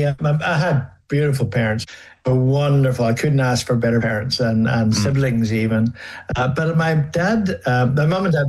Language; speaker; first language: English; native; English